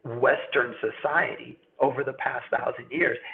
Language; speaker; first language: English; native; English